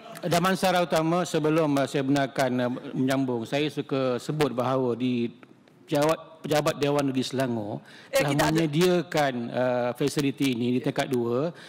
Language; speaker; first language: Malay; non-native, local second language; Chinese